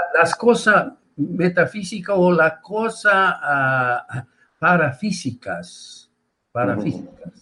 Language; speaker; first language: Spanish; non-native, fluent; Japanese